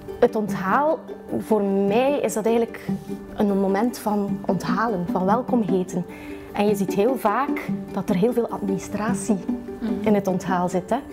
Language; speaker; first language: Dutch; native; Dutch